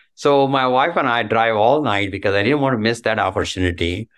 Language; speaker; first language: English; non-native, local second language; Marathi